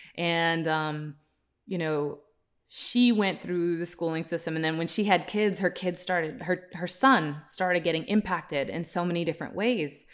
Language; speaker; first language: English; early bilingual, other home language; Hindi